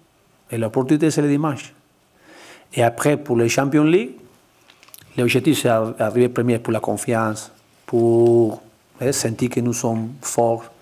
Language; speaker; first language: French; non-native, learner; Spanish